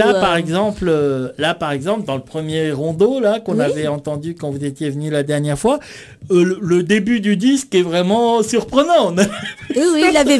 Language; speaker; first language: French; native; French